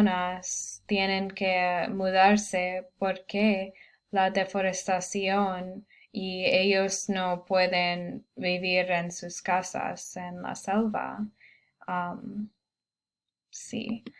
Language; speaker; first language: Spanish; non-native, learner; English